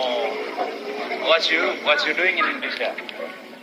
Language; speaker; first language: English; non-native, learner; Indonesian